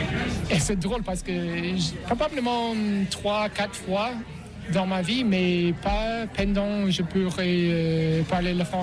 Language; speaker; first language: French; non-native, learner; English